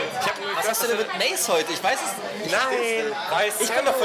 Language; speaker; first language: German; native; German